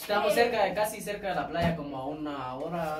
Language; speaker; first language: Spanish; native; Spanish